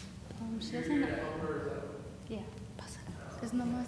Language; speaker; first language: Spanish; early bilingual, heritage; Spanish